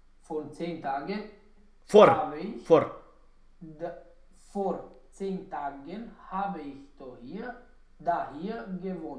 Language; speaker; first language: German; non-native, learner; Romanian